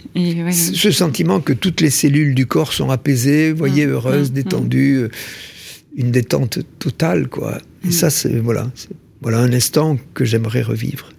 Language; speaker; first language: French; native; French